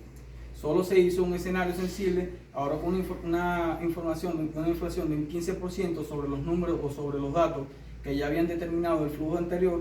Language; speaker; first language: Spanish; native; Spanish